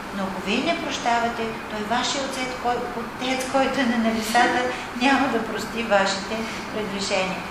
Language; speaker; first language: Bulgarian; native; Bulgarian